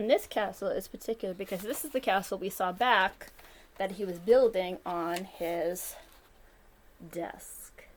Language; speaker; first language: English; native; English